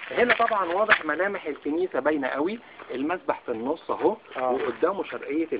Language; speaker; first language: Arabic; native; Arabic